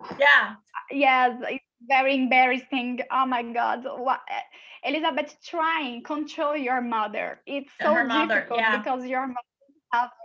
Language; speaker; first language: English; non-native, learner; Portuguese